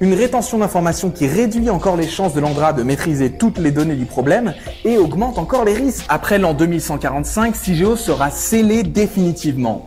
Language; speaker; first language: French; native; French